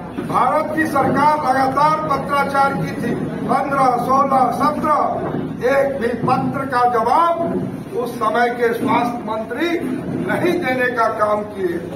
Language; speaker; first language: Hindi; native; Hindi